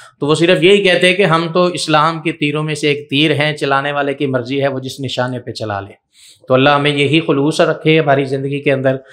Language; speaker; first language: Urdu; non-native, local second language; Punjabi